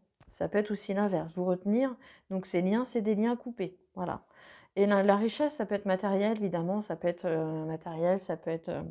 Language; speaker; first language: French; native; French